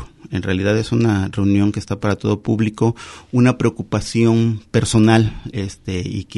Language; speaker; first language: Spanish; native; Spanish